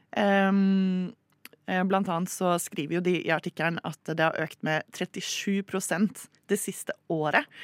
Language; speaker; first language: Norwegian; native; Norwegian